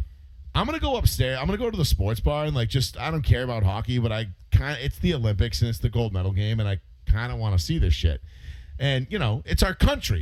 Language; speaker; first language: English; native; English